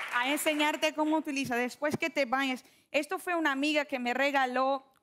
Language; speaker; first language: Spanish; non-native, learner; Portuguese